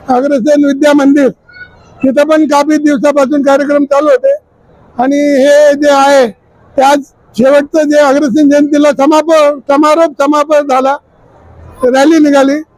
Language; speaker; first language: Marathi; non-native, local second language; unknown